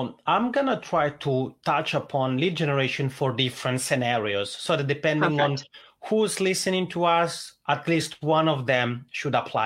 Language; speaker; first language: English; non-native, fluent; Italian